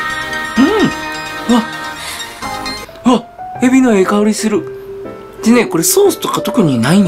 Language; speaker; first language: Japanese; native; Japanese